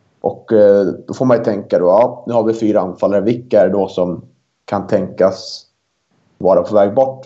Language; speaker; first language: Swedish; native; Swedish